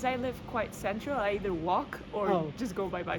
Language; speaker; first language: English; non-native, fluent; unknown